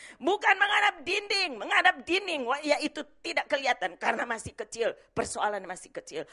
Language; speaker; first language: Indonesian; native; Indonesian